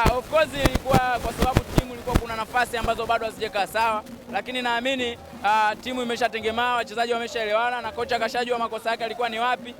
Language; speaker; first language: Swahili; native; Swahili